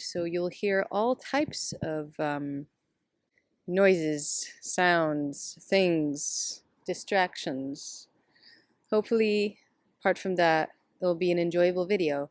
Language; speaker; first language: English; non-native, fluent; Dutch